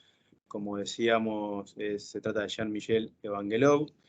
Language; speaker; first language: Spanish; native; Spanish